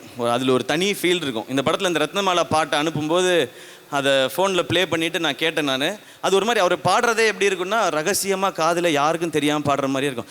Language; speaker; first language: Tamil; native; Tamil